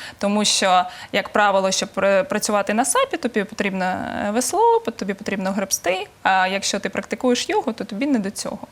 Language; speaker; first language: Ukrainian; native; Ukrainian